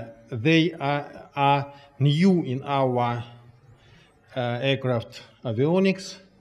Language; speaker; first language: English; non-native, fluent; Russian